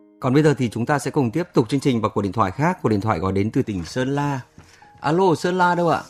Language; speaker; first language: Vietnamese; native; Vietnamese